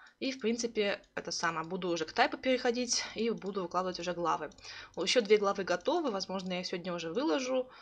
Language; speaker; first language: Russian; early bilingual, heritage; Russian